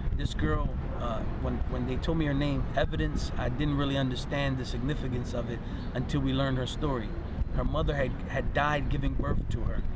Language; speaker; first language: English; native; English